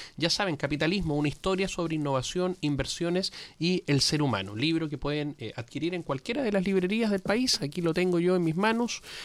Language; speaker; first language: Spanish; native; Spanish